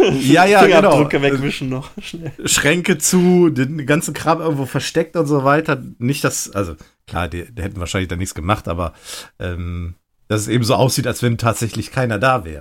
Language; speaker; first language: German; native; German